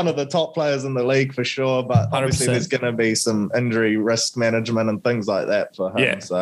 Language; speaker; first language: English; native; English